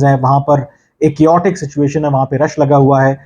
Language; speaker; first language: Urdu; native; Urdu